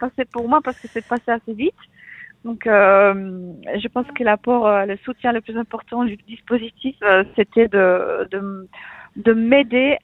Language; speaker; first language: French; non-native, fluent; Polish